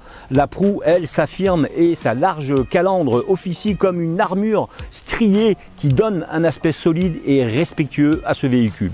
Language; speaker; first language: French; native; French